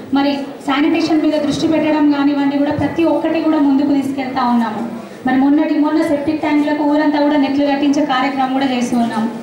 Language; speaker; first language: Telugu; native; Telugu